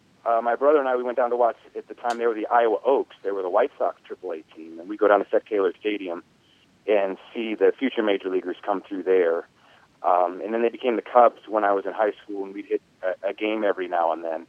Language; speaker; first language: English; native; English